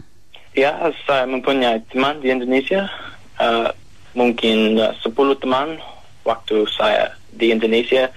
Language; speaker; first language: Indonesian; non-native, learner; English